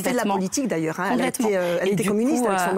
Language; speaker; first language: French; native; French